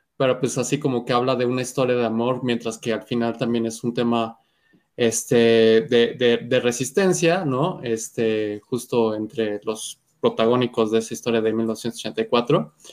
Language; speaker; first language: Spanish; native; Spanish